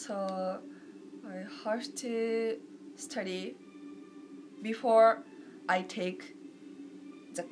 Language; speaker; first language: English; non-native, learner; Japanese